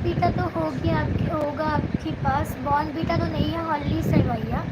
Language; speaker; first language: Hindi; non-native, local second language; Bangla